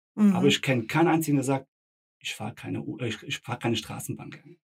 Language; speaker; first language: German; early bilingual, other home language; Bosnian